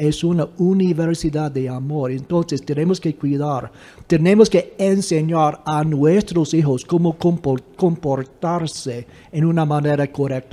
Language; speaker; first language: Spanish; non-native, fluent; English